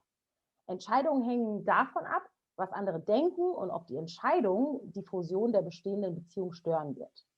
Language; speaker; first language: German; native; German